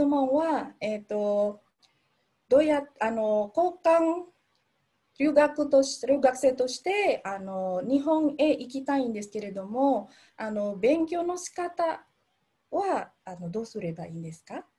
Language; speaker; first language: Japanese; non-native, fluent; Indonesian